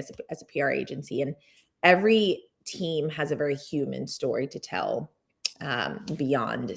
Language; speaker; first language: English; native; English